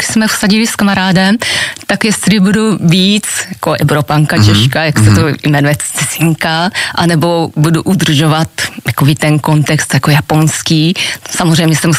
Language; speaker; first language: Czech; non-native, fluent; Japanese